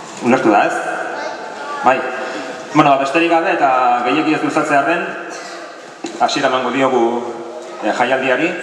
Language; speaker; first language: Basque; native; Basque